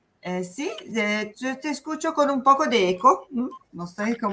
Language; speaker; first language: Spanish; non-native, fluent; Italian